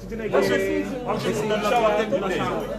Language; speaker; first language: Spanish; non-native, learner; Haitian Creole